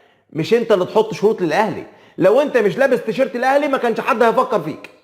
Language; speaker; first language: Arabic; native; Arabic